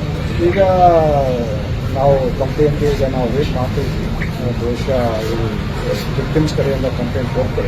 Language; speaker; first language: Kannada; non-native, fluent; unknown